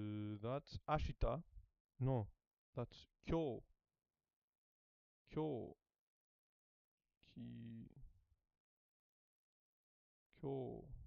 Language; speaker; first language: Japanese; non-native, learner; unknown